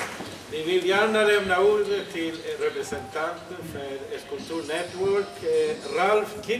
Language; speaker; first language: Swedish; non-native, fluent; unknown